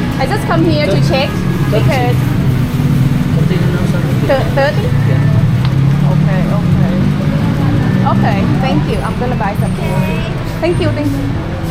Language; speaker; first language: English; non-native, learner; Thai